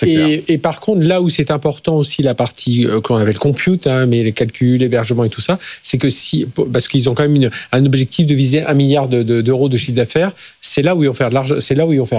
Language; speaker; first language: French; native; French